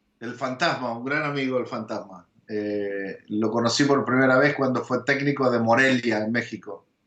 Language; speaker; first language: Spanish; early bilingual, heritage; Spanish